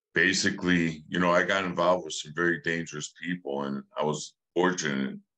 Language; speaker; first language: English; native; English